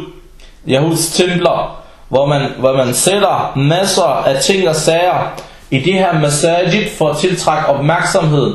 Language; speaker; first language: Danish; early bilingual, other home language; Arabic